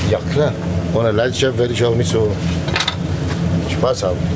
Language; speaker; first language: German; non-native, local second language; Turkish